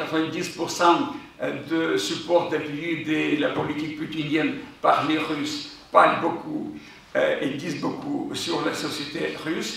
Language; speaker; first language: French; non-native, fluent; Ukrainian